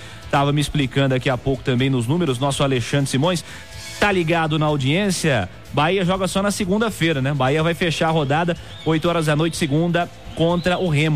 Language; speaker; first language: Portuguese; native; Portuguese